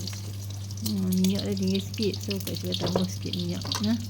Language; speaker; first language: Malay; native; Malay